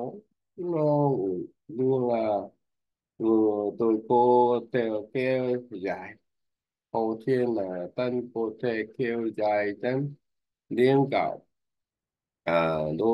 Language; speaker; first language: Vietnamese; non-native, learner; Korean